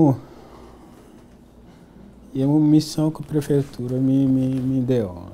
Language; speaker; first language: Portuguese; non-native, fluent; Wolof